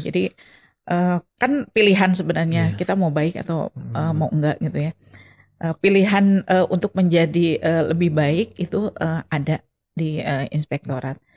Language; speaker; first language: Indonesian; non-native, local second language; Sundanese